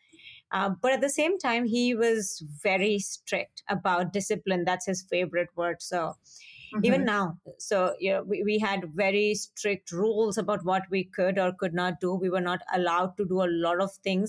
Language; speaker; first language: English; non-native, local second language; Hindi